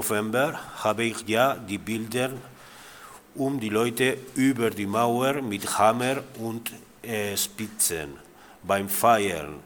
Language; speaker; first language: German; non-native, fluent; Spanish